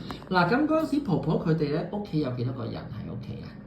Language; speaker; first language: Cantonese; native; Cantonese